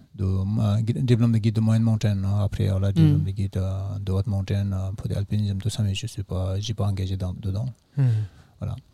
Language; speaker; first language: French; non-native, fluent; Nepali